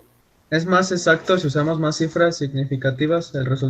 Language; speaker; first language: Spanish; native; Spanish